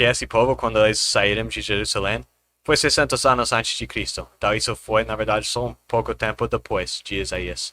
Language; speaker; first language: Portuguese; non-native, fluent; English